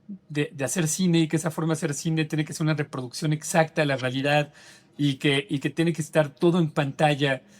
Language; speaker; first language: Spanish; native; Spanish